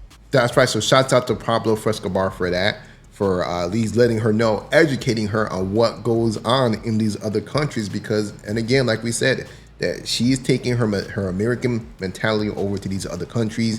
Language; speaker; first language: English; native; English